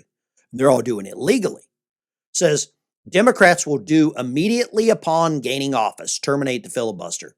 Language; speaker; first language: English; native; English